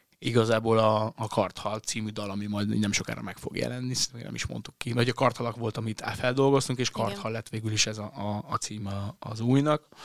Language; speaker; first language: Hungarian; native; Hungarian